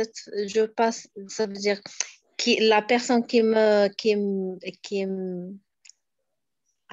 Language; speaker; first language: French; non-native, learner; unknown